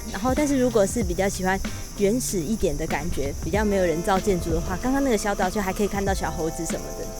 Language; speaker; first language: Chinese; native; Chinese